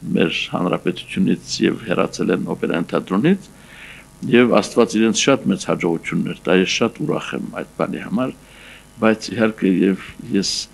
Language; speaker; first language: Armenian; native; Armenian